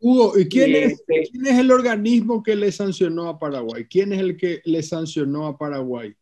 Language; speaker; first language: Spanish; native; Spanish